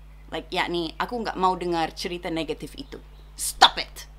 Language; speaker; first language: Indonesian; non-native, fluent; English